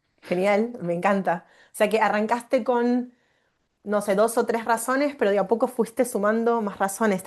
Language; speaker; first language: Spanish; native; Spanish